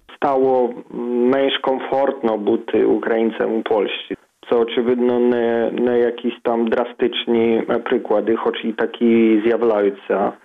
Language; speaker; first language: Ukrainian; early bilingual, heritage; Ukrainian